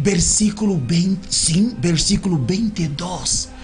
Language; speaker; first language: Spanish; non-native, learner; Portuguese